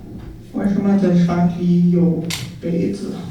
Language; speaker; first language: Chinese; non-native, fluent; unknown